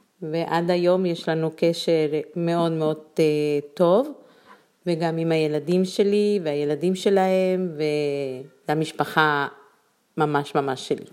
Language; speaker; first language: Hebrew; non-native, fluent; Spanish